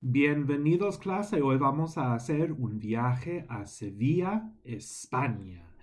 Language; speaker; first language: Spanish; non-native, fluent; English